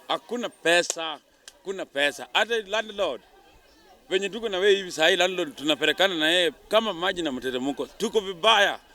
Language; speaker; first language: Swahili; non-native, local second language; Luo (Kenya and Tanzania)